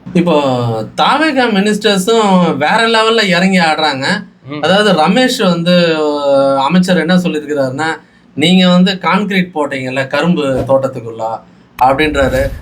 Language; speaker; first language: Tamil; native; Tamil